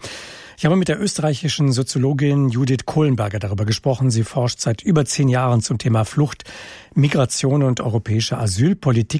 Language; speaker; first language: German; native; German